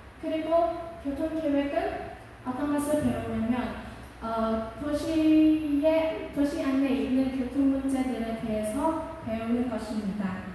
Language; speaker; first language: Korean; non-native, local second language; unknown